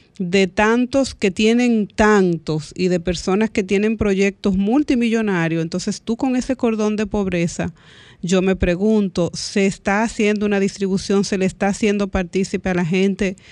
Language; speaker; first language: Spanish; native; Spanish